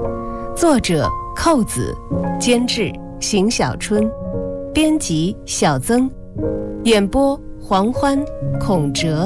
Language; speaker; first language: Chinese; native; Chinese